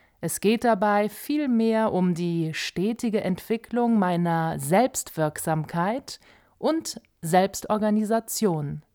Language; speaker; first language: German; native; German